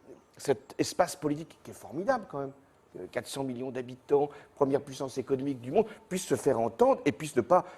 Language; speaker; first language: French; native; French